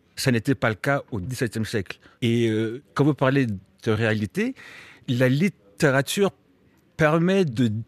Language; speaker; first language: French; early bilingual, other home language; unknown